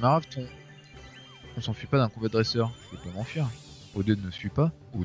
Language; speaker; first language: French; native; French